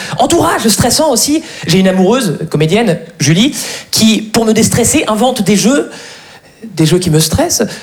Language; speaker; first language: French; native; French